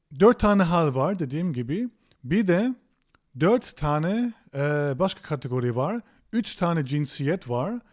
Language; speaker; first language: Turkish; non-native, fluent; German